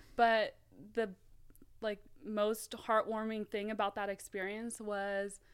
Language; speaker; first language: English; native; English